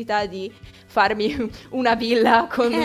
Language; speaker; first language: Italian; native; Italian